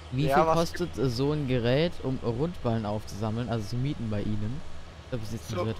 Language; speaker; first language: German; native; German